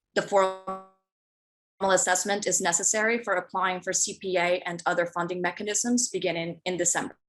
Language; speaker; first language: English; early bilingual, other home language; Spanish